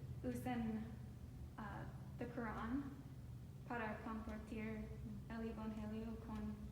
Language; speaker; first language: Spanish; non-native, learner; English